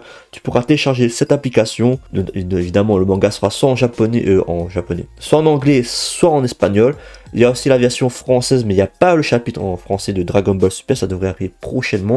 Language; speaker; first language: French; native; French